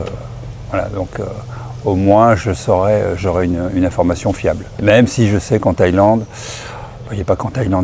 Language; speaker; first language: French; native; French